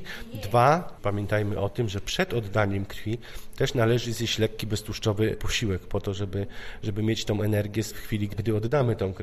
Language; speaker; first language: Polish; native; Polish